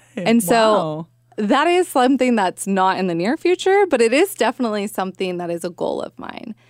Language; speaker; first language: English; native; English